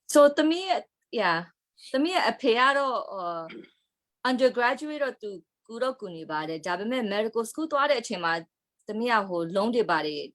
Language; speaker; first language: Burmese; non-native, local second language; Hakha Chin